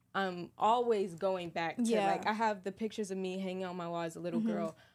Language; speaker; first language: English; native; English